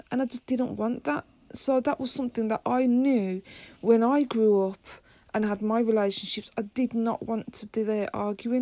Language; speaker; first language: English; native; English